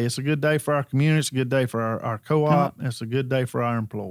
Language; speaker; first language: English; native; English